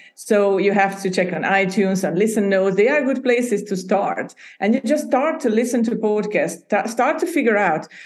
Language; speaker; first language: English; non-native, fluent; Hungarian